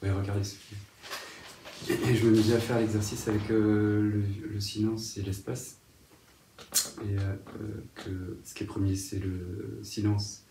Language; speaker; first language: French; native; French